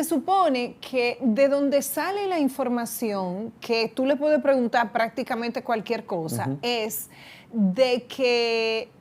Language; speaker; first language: Spanish; native; Spanish